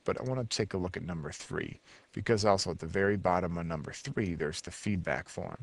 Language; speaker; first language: English; native; English